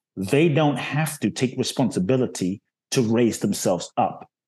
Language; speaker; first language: English; native; English